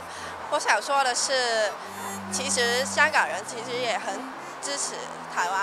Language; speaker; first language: Chinese; non-native, local second language; Cantonese